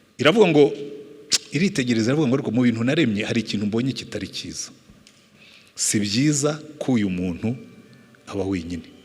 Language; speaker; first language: Kinyarwanda; native; Kinyarwanda